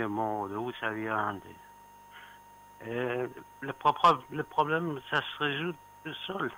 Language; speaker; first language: French; non-native, fluent; Persian